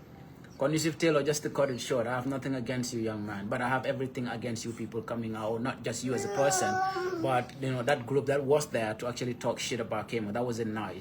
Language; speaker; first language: English; non-native, local second language; Wolof